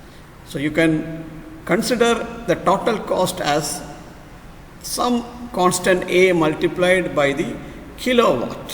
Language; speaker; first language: English; non-native, local second language; Malayalam